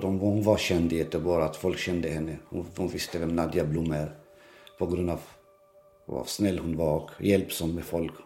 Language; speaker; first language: Swedish; non-native, local second language; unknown